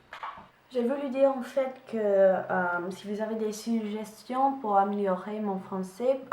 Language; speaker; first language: French; non-native, learner; English